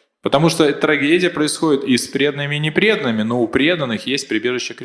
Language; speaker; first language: Russian; native; Russian